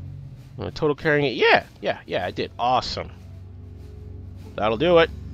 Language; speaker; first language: English; native; English